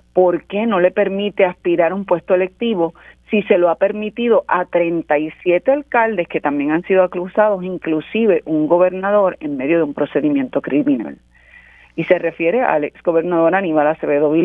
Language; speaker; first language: Spanish; native; Spanish